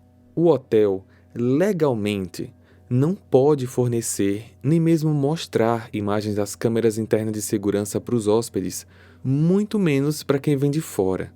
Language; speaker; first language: Portuguese; native; Portuguese